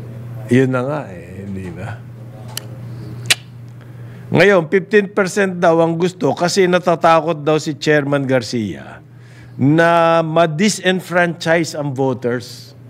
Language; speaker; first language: Filipino; native; Filipino